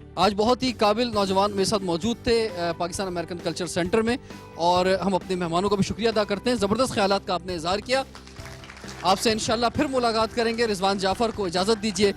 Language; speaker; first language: Urdu; native; Urdu